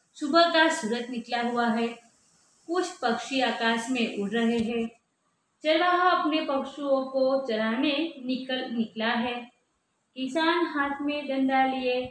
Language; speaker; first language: Hindi; non-native, local second language; Gujarati